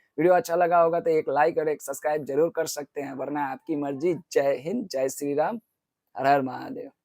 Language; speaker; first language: Hindi; non-native, local second language; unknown